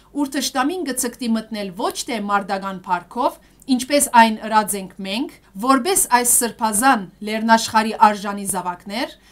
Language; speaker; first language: Armenian; early bilingual, heritage; Armenian